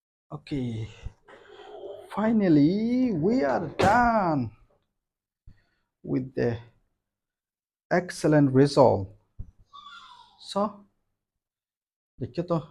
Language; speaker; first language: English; non-native, learner; Rohingya